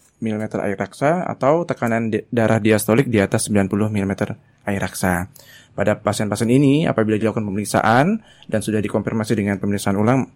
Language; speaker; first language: Indonesian; native; Indonesian